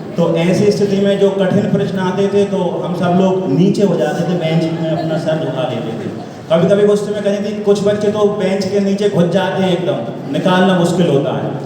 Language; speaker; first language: Hindi; native; Hindi